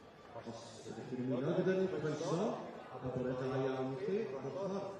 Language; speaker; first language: Welsh; native; Welsh